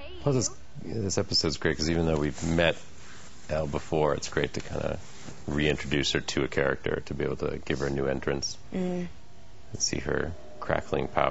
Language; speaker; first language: English; native; English